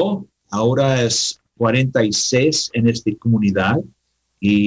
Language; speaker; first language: Spanish; non-native, learner; English